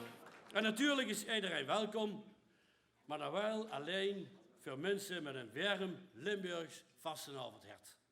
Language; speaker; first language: Dutch; native; Dutch